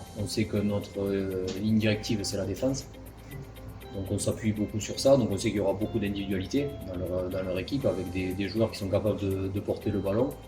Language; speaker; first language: French; native; French